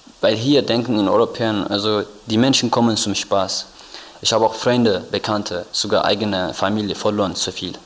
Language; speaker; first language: German; non-native, learner; Tigrinya